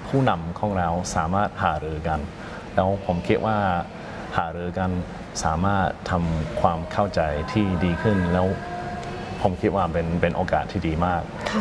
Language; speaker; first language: Thai; non-native, fluent; English